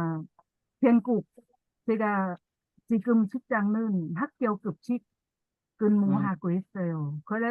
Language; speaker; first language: Korean; non-native, learner; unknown